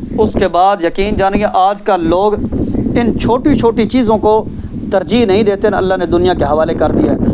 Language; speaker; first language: Urdu; non-native, local second language; Punjabi